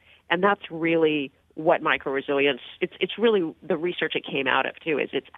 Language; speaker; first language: English; native; English